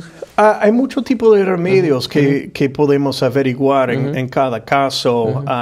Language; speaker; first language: Spanish; non-native, fluent; English